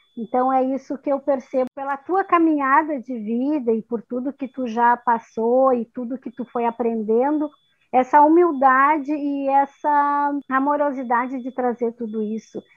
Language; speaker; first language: Portuguese; native; Portuguese